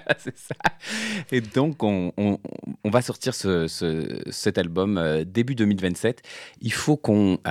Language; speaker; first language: French; native; French